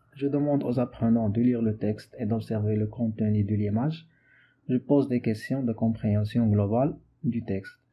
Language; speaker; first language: French; non-native, local second language; Arabic